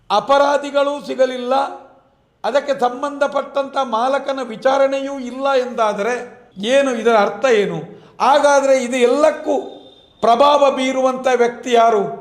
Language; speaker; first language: Kannada; non-native, local second language; Tulu